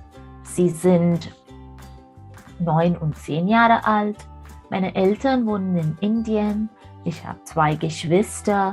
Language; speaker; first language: German; non-native, fluent; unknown